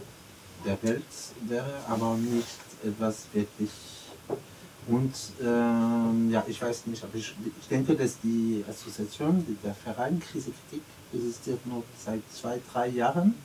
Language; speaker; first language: German; non-native, learner; French